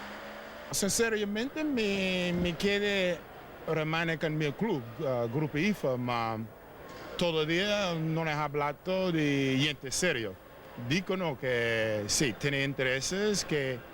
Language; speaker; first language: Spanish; non-native, learner; English